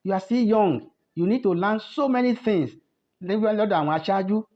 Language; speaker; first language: English; non-native, local second language; Yoruba